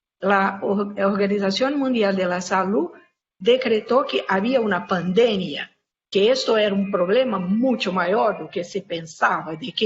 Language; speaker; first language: Spanish; non-native, fluent; Portuguese